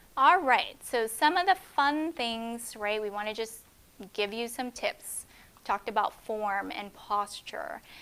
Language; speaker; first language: English; native; English